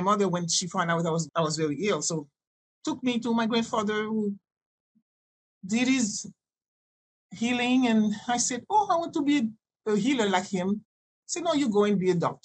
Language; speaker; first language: English; non-native, fluent; French